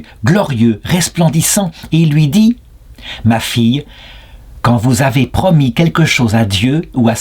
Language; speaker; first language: French; native; French